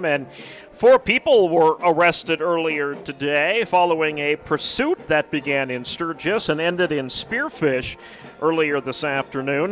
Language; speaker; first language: English; native; English